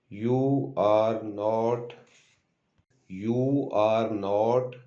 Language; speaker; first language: English; non-native, local second language; Urdu